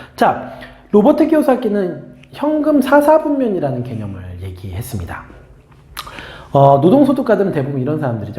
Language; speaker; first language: Korean; native; Korean